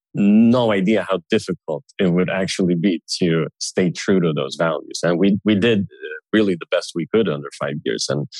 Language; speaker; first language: English; early bilingual, other home language; Russian